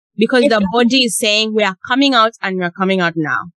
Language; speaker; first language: English; non-native, local second language; Ganda